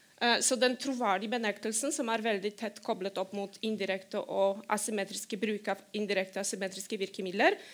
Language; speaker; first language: Norwegian; non-native, fluent; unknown